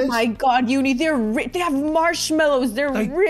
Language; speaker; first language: English; native; English